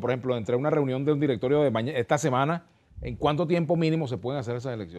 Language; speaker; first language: Spanish; native; Spanish